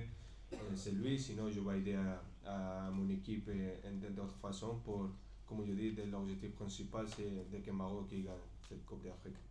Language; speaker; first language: French; non-native, fluent; Spanish